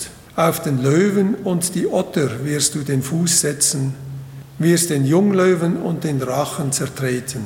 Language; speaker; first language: German; native; German